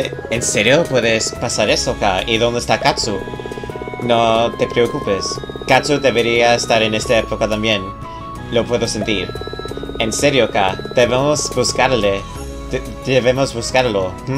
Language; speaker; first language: Spanish; non-native, learner; English